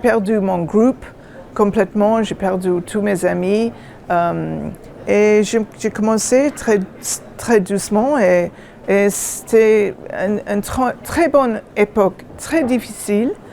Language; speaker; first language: French; non-native, learner; English